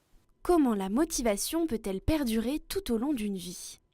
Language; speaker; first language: French; native; French